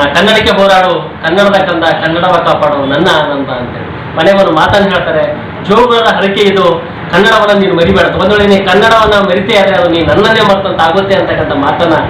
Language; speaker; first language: Kannada; native; Kannada